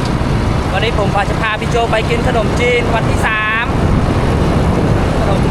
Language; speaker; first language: Thai; non-native, fluent; Khmer